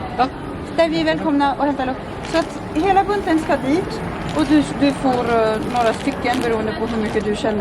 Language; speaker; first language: Swedish; native; Swedish